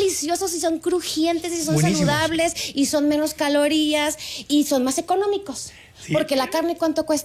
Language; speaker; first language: Spanish; native; Spanish